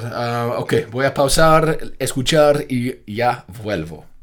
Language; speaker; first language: Spanish; non-native, fluent; English